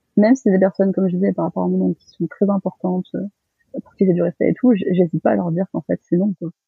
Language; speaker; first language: French; early bilingual, other home language; Malagasy